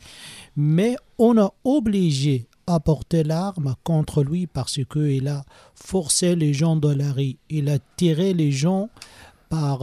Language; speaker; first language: French; non-native, learner; Arabic